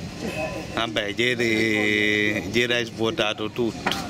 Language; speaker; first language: Italian; native; Italian